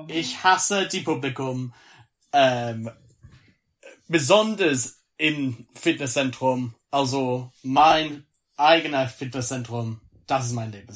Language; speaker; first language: German; non-native, learner; English